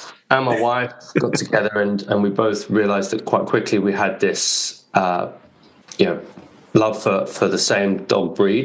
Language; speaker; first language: English; native; English